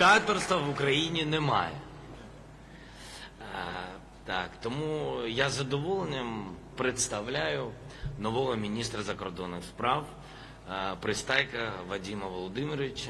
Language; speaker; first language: Ukrainian; non-native, local second language; Russian